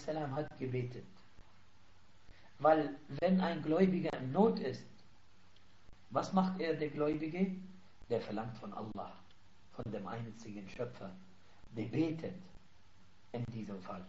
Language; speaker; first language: German; non-native, fluent; Arabic